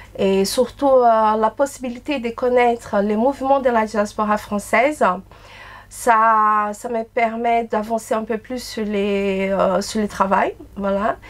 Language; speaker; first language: French; non-native, fluent; Portuguese